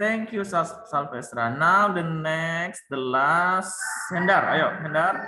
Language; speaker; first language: English; non-native, learner; Indonesian